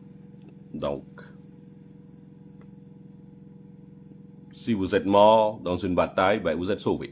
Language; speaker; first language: French; non-native, fluent; Khmer